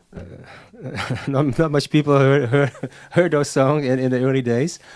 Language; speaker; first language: English; non-native, fluent; Dutch